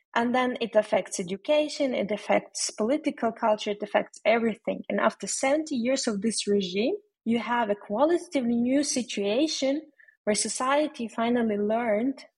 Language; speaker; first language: English; non-native, fluent; Ukrainian